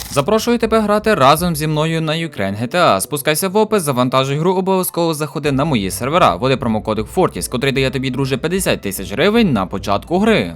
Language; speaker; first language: Ukrainian; native; Ukrainian